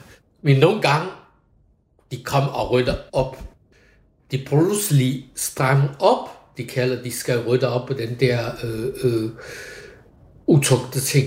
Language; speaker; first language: Danish; non-native, fluent; Chinese